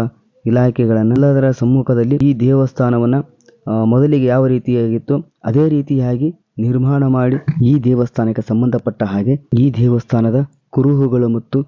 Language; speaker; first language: Kannada; native; Kannada